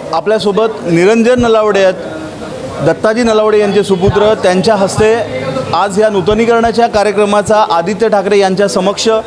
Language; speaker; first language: Marathi; native; Marathi